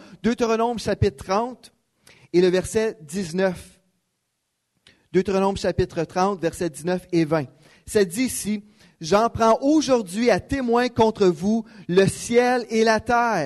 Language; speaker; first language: French; native; French